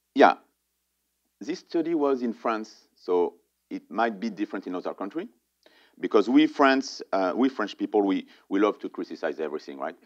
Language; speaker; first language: English; non-native, fluent; French